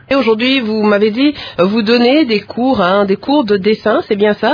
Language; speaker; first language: French; non-native, local second language; Lingala